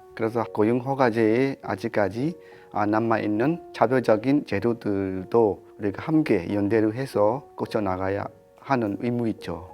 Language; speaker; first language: Korean; non-native, fluent; Burmese